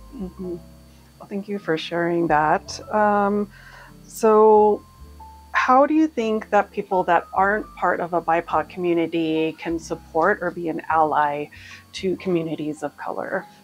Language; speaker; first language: English; native; English